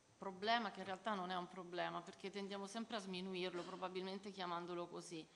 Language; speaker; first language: Italian; native; Italian